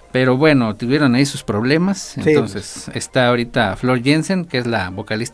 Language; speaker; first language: Spanish; native; Spanish